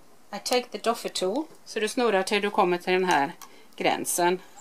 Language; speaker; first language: Swedish; native; Swedish